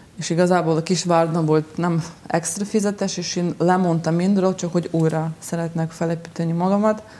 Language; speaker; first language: Hungarian; non-native, fluent; Russian